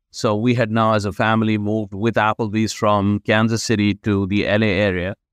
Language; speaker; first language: English; non-native, local second language; Hindi